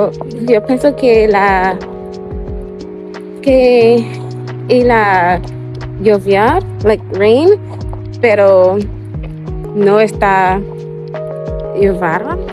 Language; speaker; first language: Spanish; non-native, learner; English